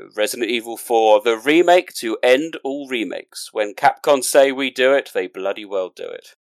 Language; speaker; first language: English; native; English